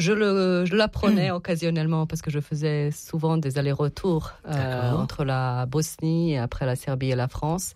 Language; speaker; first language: French; non-native, fluent; Serbian